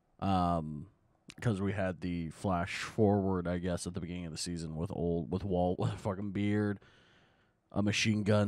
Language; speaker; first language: English; native; English